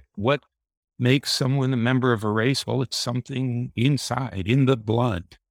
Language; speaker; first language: English; native; English